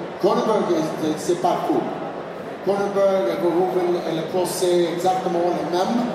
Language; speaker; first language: French; non-native, learner; English